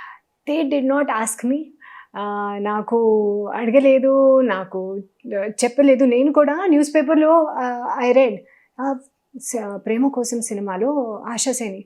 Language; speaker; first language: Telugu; non-native, learner; Hindi